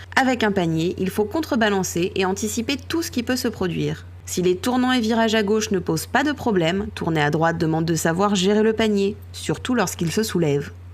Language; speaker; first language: French; native; French